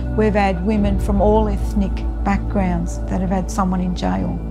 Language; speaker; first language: English; native; English